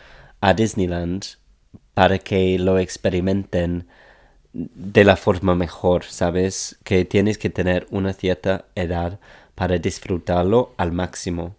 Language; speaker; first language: Spanish; non-native, fluent; English